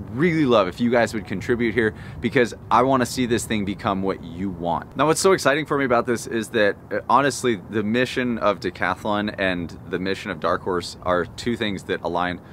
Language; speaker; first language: English; native; English